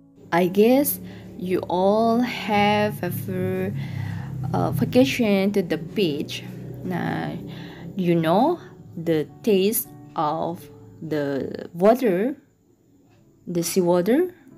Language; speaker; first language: English; non-native, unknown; Indonesian